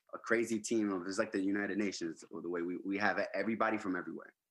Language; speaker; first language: English; early bilingual, other home language; Spanish